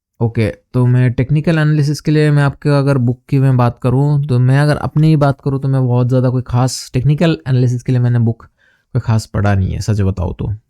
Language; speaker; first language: Hindi; non-native, local second language; Bangla